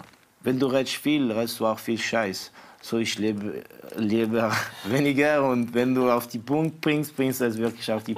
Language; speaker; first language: German; non-native, fluent; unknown